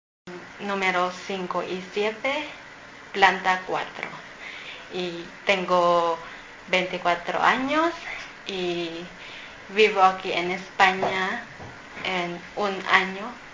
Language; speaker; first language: Spanish; non-native, learner; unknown